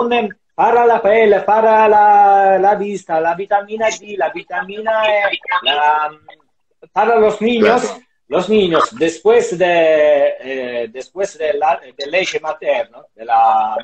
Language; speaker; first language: Spanish; non-native, learner; Italian